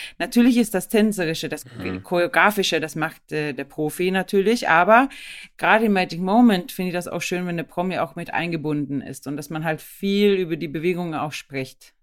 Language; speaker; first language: German; non-native, fluent; Swedish